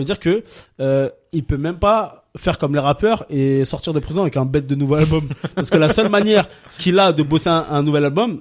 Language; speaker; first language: French; native; French